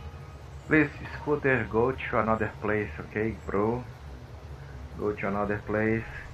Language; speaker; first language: English; non-native, learner; Portuguese